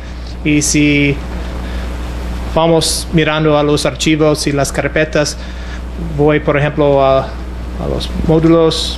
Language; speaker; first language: Spanish; non-native, fluent; English